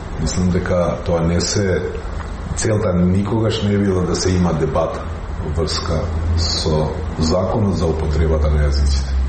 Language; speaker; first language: Macedonian; non-native, local second language; Albanian